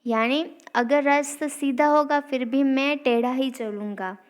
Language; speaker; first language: Hindi; non-native, local second language; Gujarati